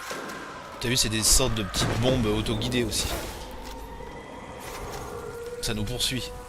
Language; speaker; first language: French; native; French